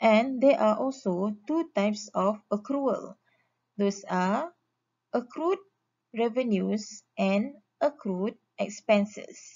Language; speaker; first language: English; non-native, local second language; Malay